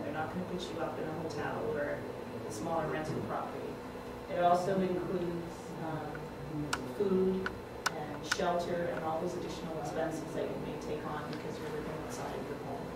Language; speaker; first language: English; native; English